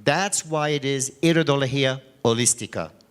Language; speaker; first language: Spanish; non-native, learner; English